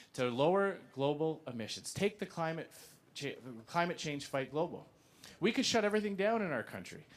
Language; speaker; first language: English; native; English